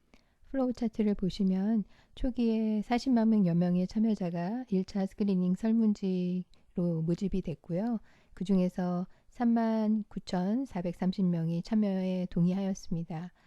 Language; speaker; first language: Korean; native; Korean